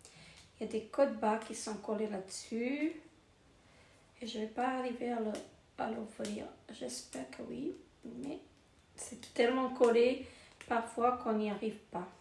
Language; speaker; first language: French; native; French